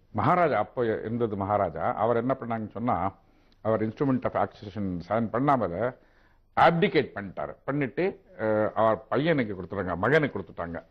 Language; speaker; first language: Tamil; non-native, local second language; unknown